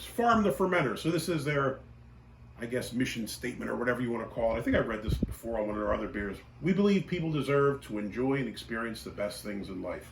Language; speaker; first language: English; native; English